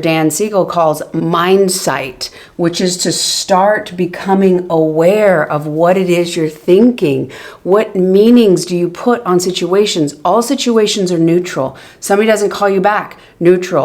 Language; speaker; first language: English; native; English